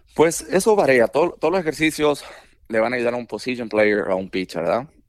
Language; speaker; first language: Spanish; early bilingual, heritage; Spanish